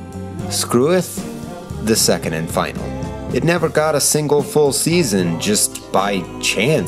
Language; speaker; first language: English; native; English